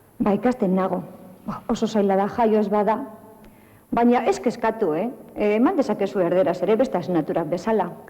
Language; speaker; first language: Basque; non-native, local second language; Spanish